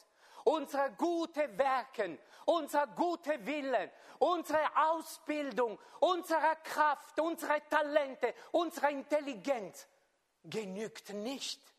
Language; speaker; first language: German; non-native, fluent; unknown